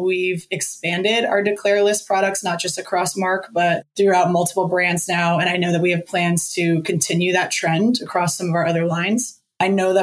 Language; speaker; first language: English; native; English